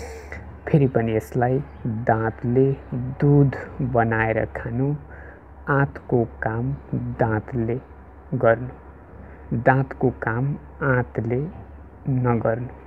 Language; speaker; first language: Nepali; native; Nepali